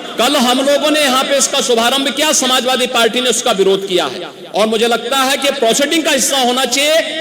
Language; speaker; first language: Hindi; native; Hindi